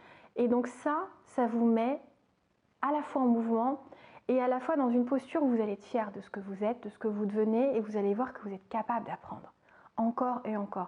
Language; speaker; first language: French; native; French